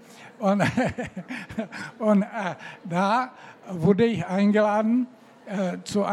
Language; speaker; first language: German; non-native, fluent; Slovak